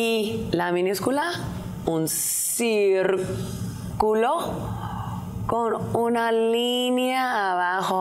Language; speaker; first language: Spanish; early bilingual, other home language; English